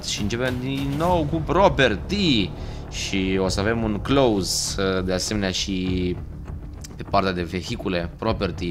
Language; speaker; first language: Romanian; native; Romanian